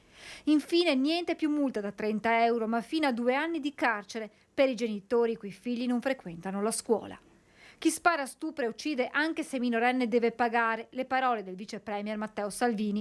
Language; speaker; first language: Italian; native; Italian